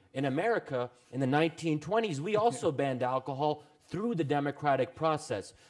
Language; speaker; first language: English; native; English